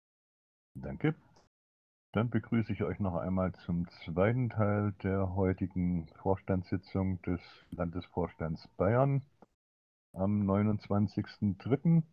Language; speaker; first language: German; native; German